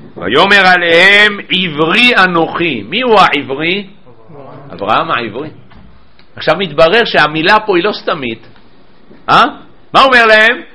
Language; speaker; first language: Hebrew; native; Hebrew